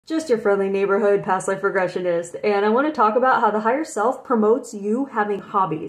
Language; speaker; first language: English; native; English